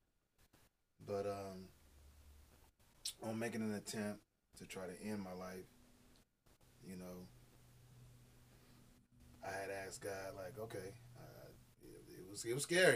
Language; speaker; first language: English; native; English